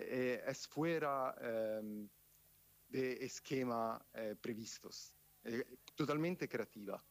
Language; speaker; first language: Spanish; non-native, fluent; Italian